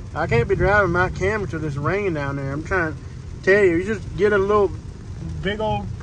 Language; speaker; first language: English; early bilingual, other home language; Spanish